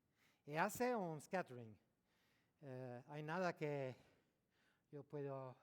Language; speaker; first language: Spanish; non-native, learner; French